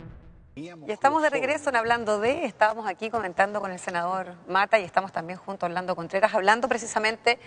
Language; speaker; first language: Spanish; native; Spanish